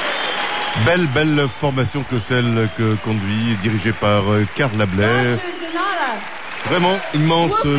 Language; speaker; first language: French; native; French